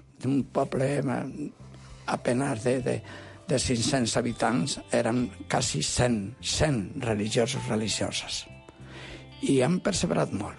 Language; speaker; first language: Catalan; non-native, local second language; Spanish